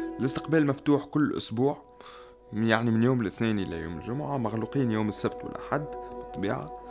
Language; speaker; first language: Arabic; native; Arabic